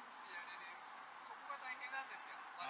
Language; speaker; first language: Japanese; native; Japanese